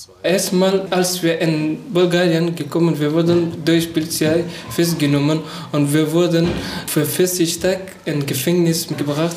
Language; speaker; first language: German; non-native, learner; Persian